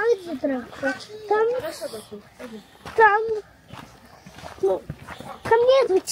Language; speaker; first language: Russian; early bilingual, heritage; Russian